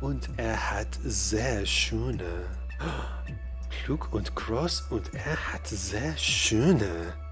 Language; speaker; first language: German; non-native, learner; English